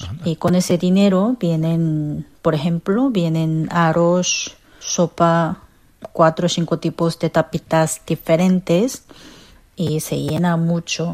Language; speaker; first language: Spanish; non-native, fluent; Korean